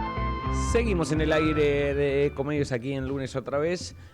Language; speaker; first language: Spanish; native; Spanish